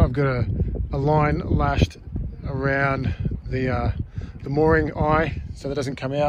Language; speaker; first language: English; native; English